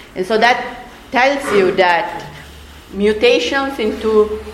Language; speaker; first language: English; non-native, fluent; Italian